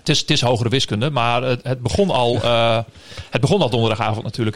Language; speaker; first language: Dutch; native; Dutch